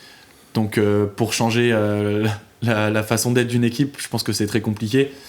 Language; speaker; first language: French; native; French